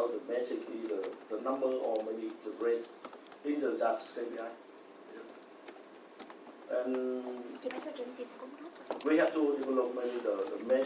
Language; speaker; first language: English; non-native, learner; Vietnamese